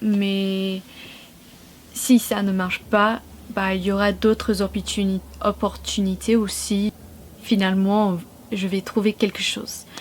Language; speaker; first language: French; non-native, fluent; English